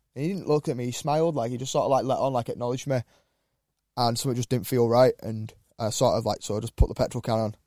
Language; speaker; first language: English; native; English